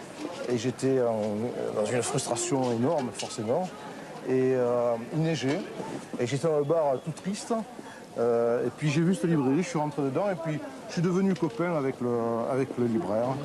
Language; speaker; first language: French; native; French